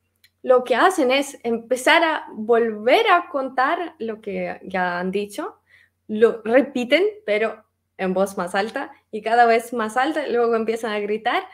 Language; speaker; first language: Spanish; non-native, fluent; Russian